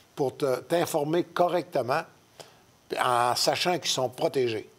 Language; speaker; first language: French; native; French